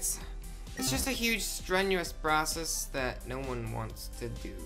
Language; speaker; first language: English; native; English